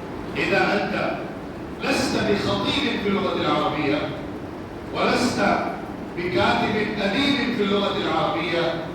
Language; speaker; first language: Arabic; non-native, fluent; Urdu